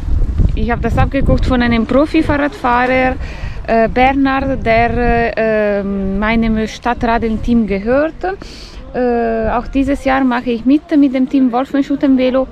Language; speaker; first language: German; non-native, fluent; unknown